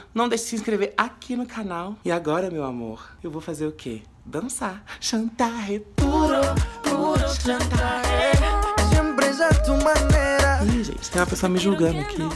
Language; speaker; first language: Portuguese; native; Portuguese